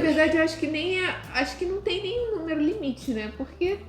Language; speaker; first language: Portuguese; native; Portuguese